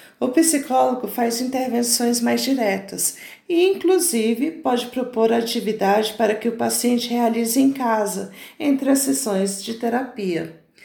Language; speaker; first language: Portuguese; native; Portuguese